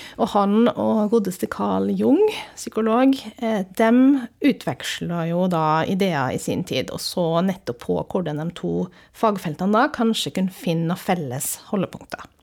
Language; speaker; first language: Norwegian; native; Norwegian